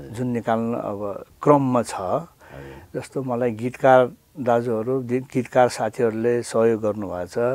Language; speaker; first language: Nepali; non-native, local second language; Newari